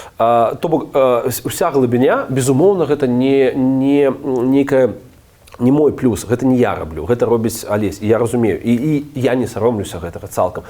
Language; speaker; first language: Belarusian; non-native, local second language; Russian